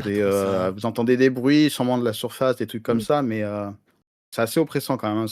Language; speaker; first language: French; native; French